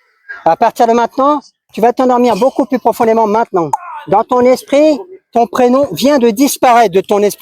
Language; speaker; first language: French; native; French